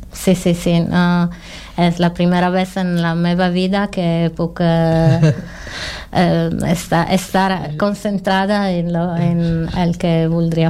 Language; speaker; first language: Catalan; non-native, learner; Italian